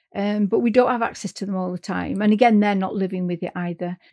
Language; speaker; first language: English; native; English